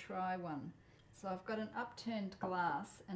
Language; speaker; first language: English; non-native, local second language; Polish